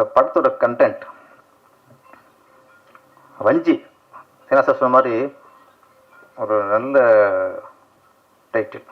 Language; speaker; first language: Tamil; native; Tamil